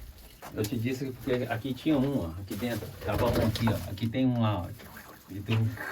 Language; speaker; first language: Portuguese; native; Portuguese